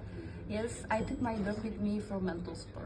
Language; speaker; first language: English; non-native, fluent; Dutch